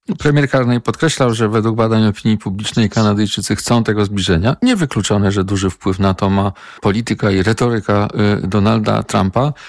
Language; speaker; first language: Polish; native; Polish